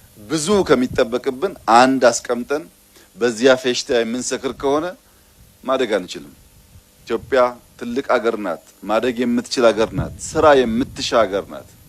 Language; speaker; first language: Amharic; non-native, local second language; Oromo